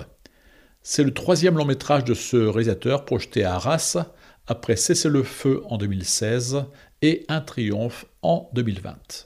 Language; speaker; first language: French; native; French